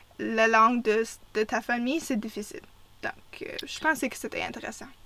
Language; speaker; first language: French; non-native, fluent; English